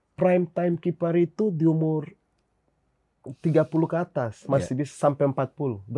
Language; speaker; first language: Indonesian; non-native, fluent; English